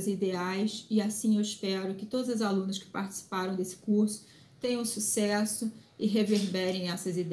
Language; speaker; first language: Portuguese; native; Portuguese